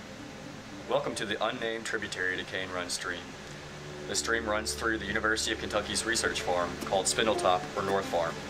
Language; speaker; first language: English; native; English